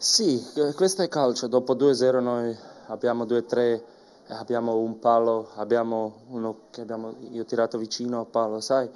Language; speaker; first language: Italian; non-native, learner; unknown